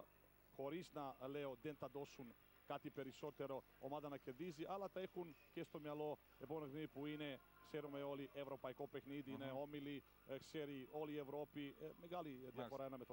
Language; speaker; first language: Greek; non-native, fluent; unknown